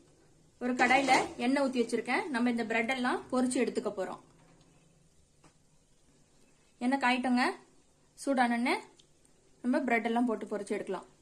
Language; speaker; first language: Tamil; native; Tamil